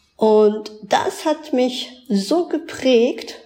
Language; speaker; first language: German; early bilingual, other home language; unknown